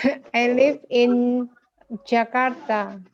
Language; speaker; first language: English; non-native, learner; Indonesian